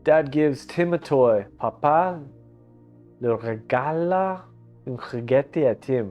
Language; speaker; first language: Spanish; non-native, learner; English